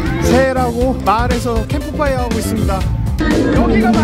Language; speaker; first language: Korean; native; Korean